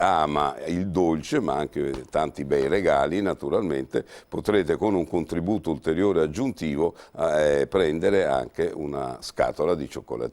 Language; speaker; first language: Italian; native; Italian